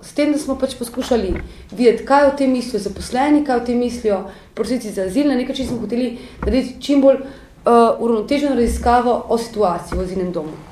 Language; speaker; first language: Slovenian; native; Slovenian